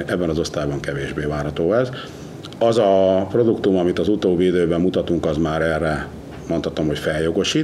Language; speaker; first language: Hungarian; native; Hungarian